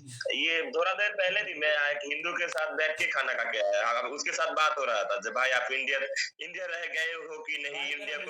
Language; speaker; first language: Hindi; non-native, learner; Bangla